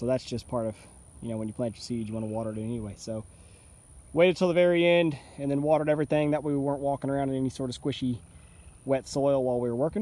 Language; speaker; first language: English; native; English